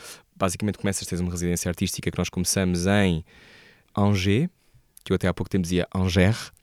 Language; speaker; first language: Portuguese; native; Portuguese